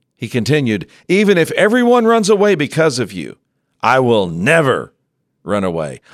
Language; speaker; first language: English; native; English